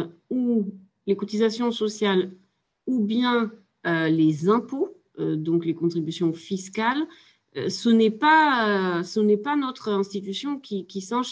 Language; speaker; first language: French; native; French